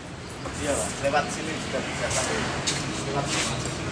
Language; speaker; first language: Indonesian; native; Indonesian